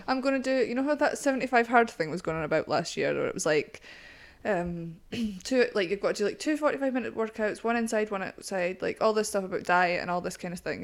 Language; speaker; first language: English; native; English